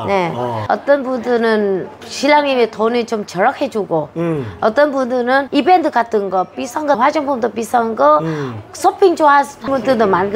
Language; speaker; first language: Korean; non-native, fluent; Vietnamese